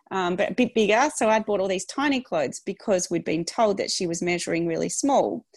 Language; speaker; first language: English; native; English